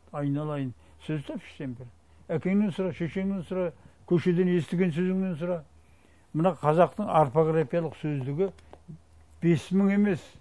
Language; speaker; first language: Kazakh; native; Kazakh